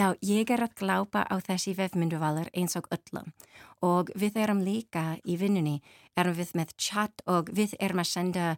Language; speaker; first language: Icelandic; non-native, learner; English